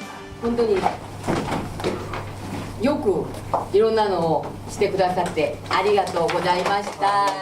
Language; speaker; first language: Japanese; non-native, learner; Korean